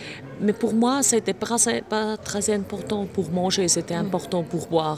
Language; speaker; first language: French; non-native, local second language; German